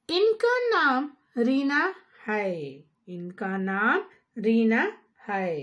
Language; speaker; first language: Hindi; non-native, local second language; Kannada